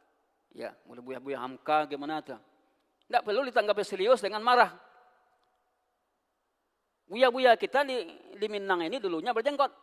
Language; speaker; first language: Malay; non-native, local second language; Minangkabau